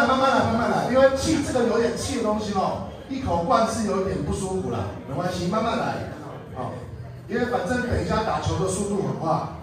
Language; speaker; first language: Chinese; native; Chinese